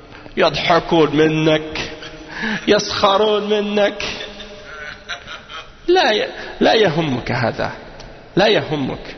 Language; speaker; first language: Arabic; non-native, fluent; French